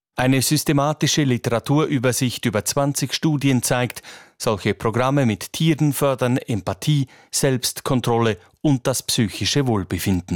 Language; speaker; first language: German; native; German